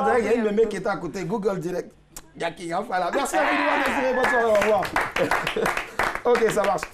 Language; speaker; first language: French; native; French